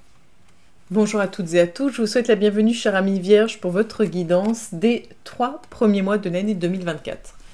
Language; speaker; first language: French; native; French